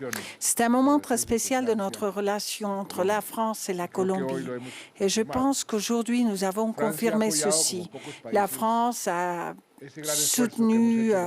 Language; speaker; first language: French; non-native, fluent; Spanish